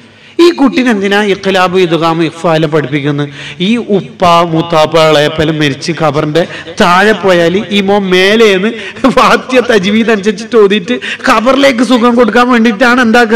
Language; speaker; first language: Malayalam; native; Malayalam